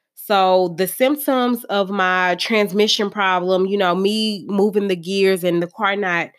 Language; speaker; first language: English; native; English